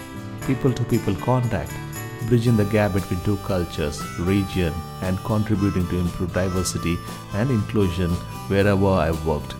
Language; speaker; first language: English; non-native, local second language; Kannada